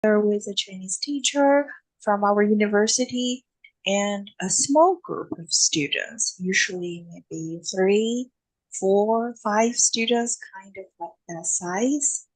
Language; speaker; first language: English; non-native, fluent; Chinese